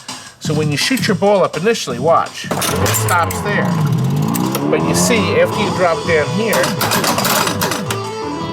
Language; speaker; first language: English; native; English